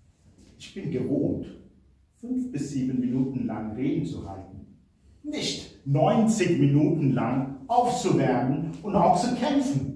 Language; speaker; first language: German; non-native, fluent; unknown